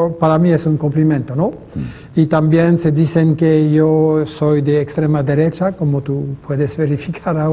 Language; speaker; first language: Spanish; non-native, fluent; French